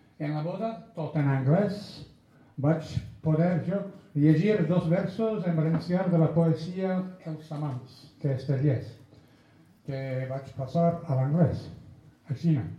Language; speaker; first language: Catalan; non-native, fluent; English